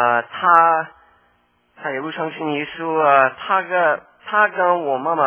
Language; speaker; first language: Chinese; non-native, learner; English